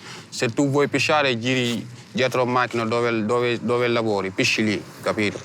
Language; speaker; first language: Italian; non-native, learner; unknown